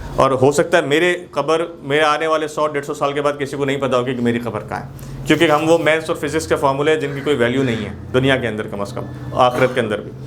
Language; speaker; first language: Urdu; native; Urdu